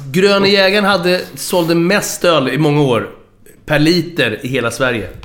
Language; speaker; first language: Swedish; native; Swedish